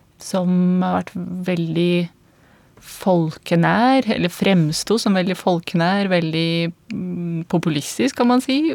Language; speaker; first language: Norwegian; non-native, fluent; Russian